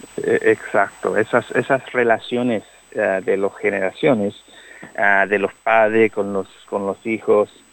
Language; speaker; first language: Spanish; early bilingual, heritage; Spanish